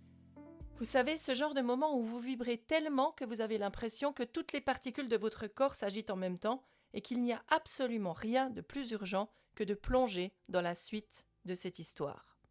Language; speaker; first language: French; native; French